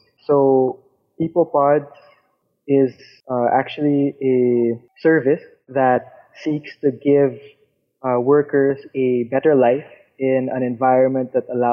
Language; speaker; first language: English; non-native, local second language; Filipino